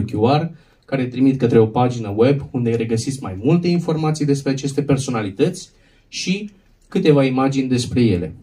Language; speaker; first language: Romanian; native; Romanian